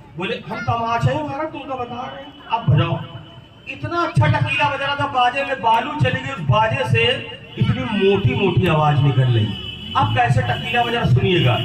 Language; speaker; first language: Hindi; native; Hindi